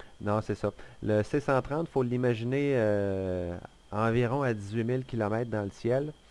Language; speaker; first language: French; native; French